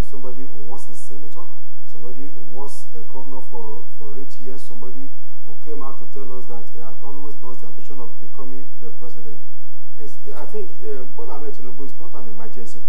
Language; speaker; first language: English; non-native, local second language; Yoruba